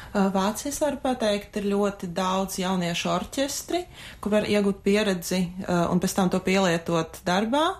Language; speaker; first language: Latvian; non-native, local second language; Russian